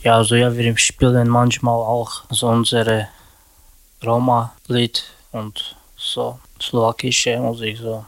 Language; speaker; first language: German; non-native, learner; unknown